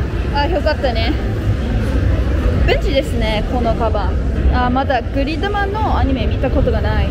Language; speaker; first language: Japanese; non-native, learner; English